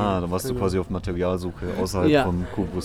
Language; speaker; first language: German; native; German